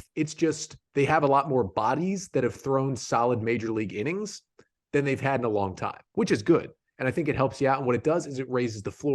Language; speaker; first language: English; native; English